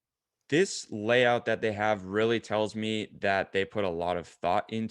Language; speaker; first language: English; native; English